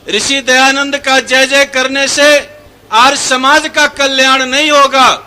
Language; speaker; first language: Hindi; non-native, fluent; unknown